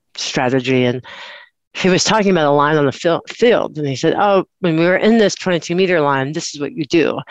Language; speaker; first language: English; native; English